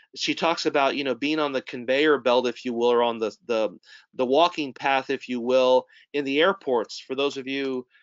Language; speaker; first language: English; native; English